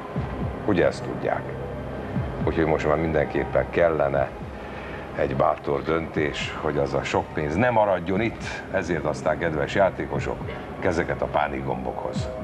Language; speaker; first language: Hungarian; native; Hungarian